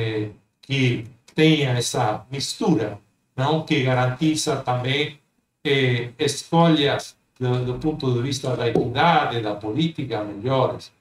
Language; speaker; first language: Portuguese; non-native, fluent; Spanish